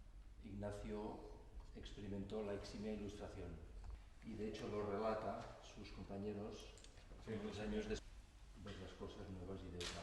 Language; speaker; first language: Spanish; non-native, local second language; Catalan